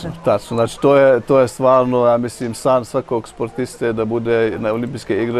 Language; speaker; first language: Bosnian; early bilingual, heritage; Bosnian